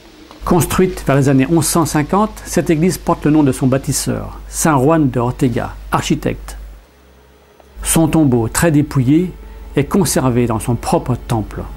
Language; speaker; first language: French; native; French